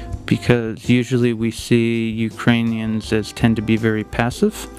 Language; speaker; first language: English; native; English